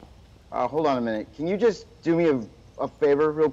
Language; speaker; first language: English; native; English